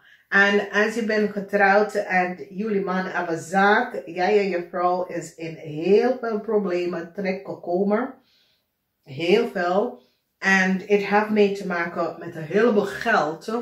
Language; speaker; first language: Dutch; non-native, fluent; English